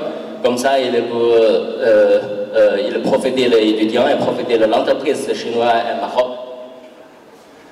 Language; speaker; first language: French; non-native, learner; Chinese